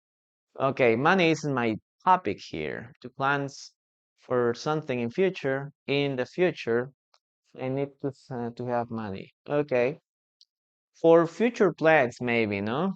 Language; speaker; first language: English; non-native, fluent; Spanish